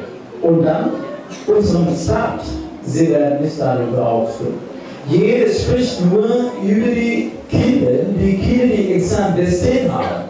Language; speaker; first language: German; non-native, fluent; Sinhala